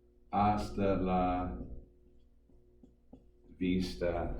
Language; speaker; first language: Spanish; non-native, fluent; English